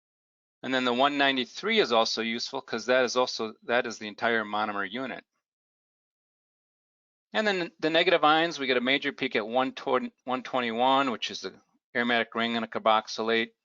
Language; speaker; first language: English; native; English